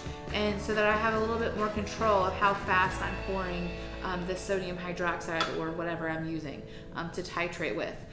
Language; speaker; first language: English; native; English